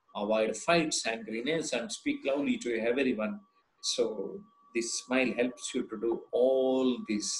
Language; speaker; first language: English; non-native, local second language; Kannada